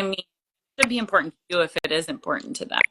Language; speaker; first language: English; native; English